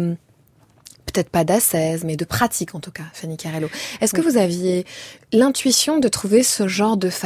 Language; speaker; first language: French; native; French